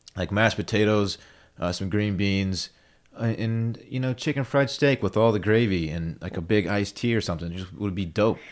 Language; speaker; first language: English; native; English